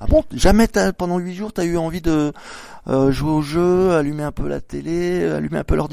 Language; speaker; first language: French; native; French